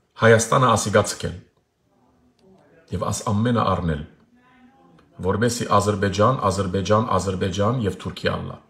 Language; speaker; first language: Armenian; early bilingual, heritage; Armenian